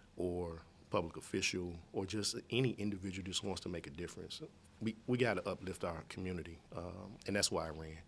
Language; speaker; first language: English; native; English